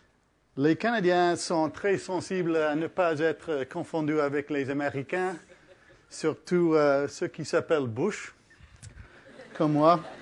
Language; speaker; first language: French; early bilingual, heritage; English